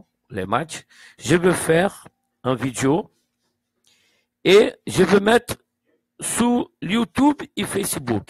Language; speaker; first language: French; non-native, fluent; Portuguese